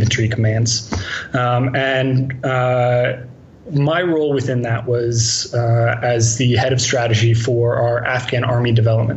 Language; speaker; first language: English; native; English